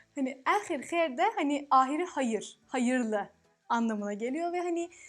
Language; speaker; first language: Turkish; early bilingual, heritage; Arabic